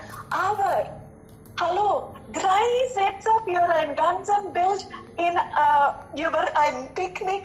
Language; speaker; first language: German; non-native, learner; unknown